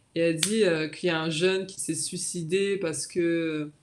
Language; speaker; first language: French; native; French